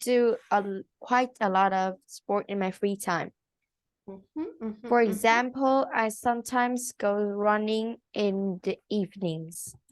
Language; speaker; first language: English; non-native, learner; Vietnamese